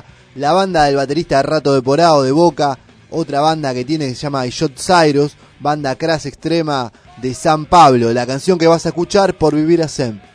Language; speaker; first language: Spanish; native; Spanish